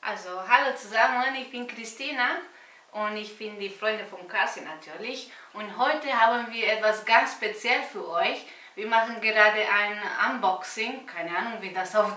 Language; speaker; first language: German; non-native, fluent; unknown